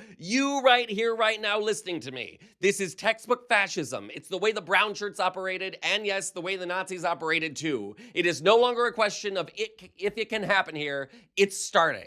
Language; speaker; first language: English; native; English